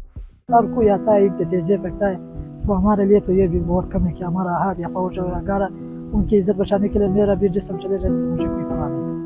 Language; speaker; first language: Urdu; non-native, local second language; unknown